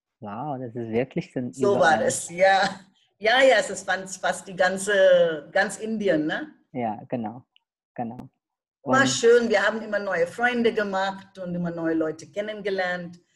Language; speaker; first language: German; non-native, fluent; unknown